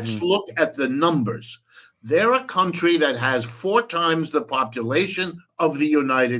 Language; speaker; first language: English; early bilingual, other home language; French